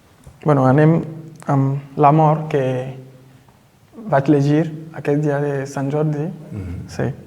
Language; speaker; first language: Catalan; non-native, fluent; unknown